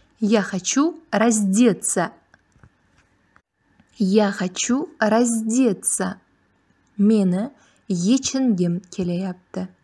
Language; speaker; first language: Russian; non-native, fluent; Uzbek